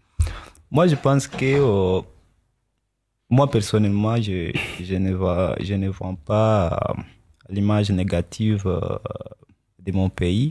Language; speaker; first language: French; non-native, local second language; Swahili